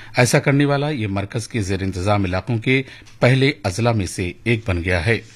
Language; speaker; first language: Urdu; native; Urdu